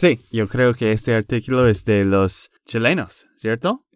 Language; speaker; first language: Spanish; non-native, fluent; English